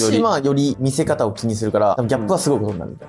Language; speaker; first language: Japanese; native; Japanese